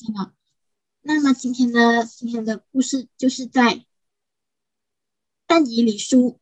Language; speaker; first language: Chinese; native; Chinese